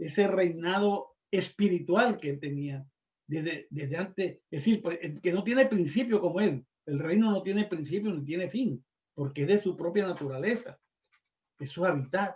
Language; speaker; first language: Spanish; native; Spanish